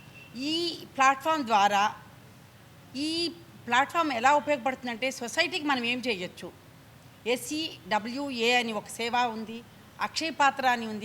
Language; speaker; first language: Telugu; native; Telugu